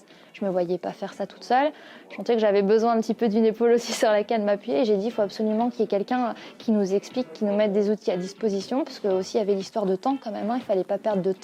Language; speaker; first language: French; native; French